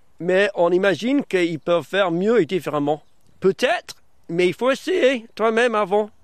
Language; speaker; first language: French; non-native, fluent; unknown